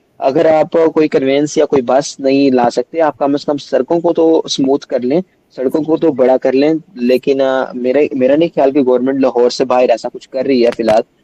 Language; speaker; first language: Urdu; non-native, local second language; Punjabi